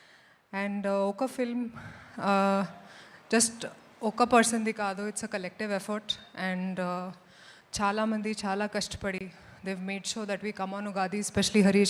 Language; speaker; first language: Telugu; non-native, fluent; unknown